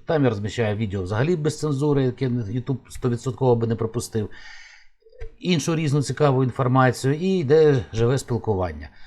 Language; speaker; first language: Ukrainian; native; Ukrainian